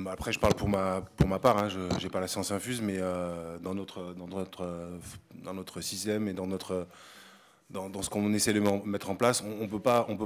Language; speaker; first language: French; native; French